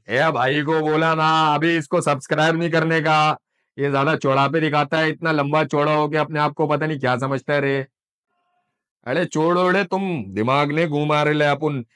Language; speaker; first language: Urdu; native; Urdu